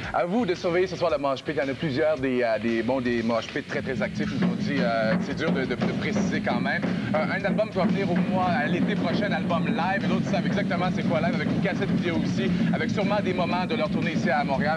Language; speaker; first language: French; native; French